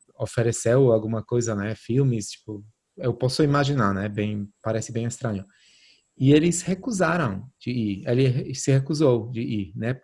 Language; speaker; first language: Portuguese; non-native, fluent; Polish